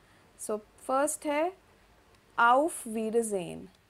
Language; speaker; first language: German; non-native, fluent; Hindi